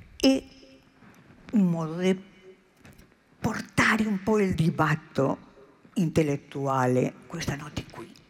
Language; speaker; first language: Italian; non-native, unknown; Spanish